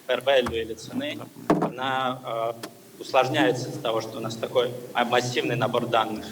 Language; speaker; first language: Russian; native; Russian